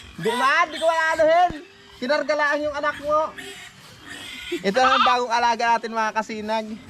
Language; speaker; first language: Filipino; non-native, local second language; Bikol